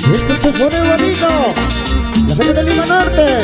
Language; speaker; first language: Spanish; native; Spanish